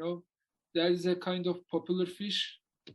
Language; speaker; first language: English; non-native, learner; Turkish